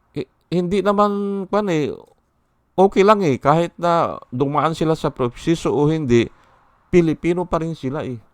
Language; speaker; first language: Filipino; native; Filipino